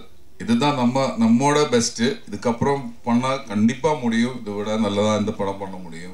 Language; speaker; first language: Tamil; non-native, learner; Malayalam